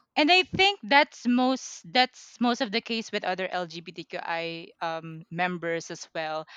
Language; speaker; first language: English; non-native, local second language; Pampanga